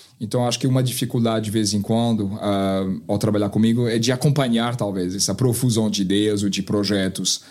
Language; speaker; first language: Portuguese; non-native, fluent; French